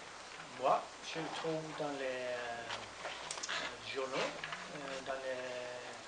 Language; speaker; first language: French; non-native, learner; Norwegian